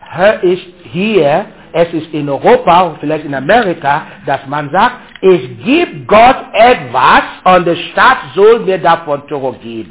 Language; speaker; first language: German; non-native, learner; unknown